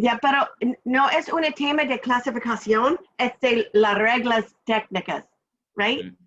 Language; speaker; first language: Spanish; non-native, learner; English